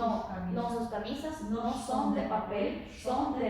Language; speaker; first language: Spanish; non-native, learner; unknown